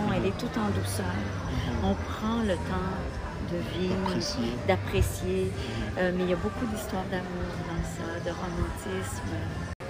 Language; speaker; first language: French; native; French